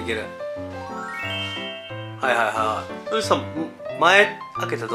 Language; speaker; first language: Japanese; native; Japanese